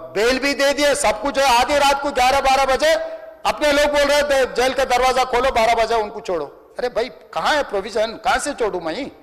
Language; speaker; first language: Hindi; non-native, local second language; Telugu